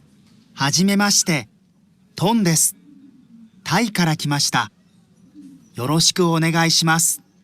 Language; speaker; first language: Japanese; non-native, learner; Thai